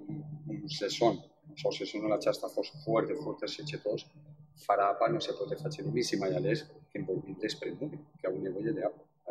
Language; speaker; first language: Romanian; non-native, fluent; Spanish